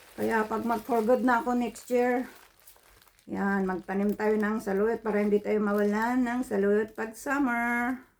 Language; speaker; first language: Filipino; non-native, local second language; Iloko